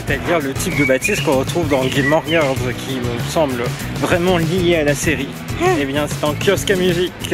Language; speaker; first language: French; native; French